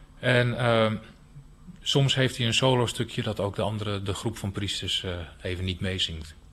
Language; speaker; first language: Dutch; native; Dutch